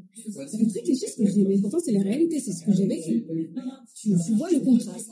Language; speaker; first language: French; native; French